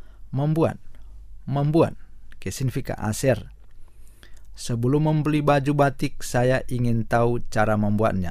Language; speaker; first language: Indonesian; non-native, fluent; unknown